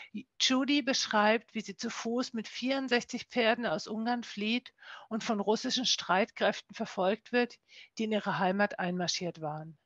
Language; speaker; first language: German; native; German